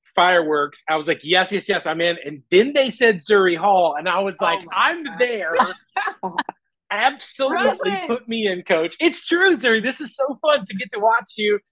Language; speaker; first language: English; native; English